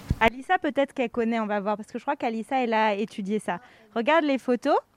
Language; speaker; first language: French; native; French